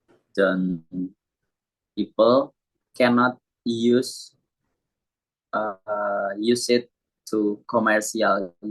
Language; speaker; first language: English; non-native, learner; Indonesian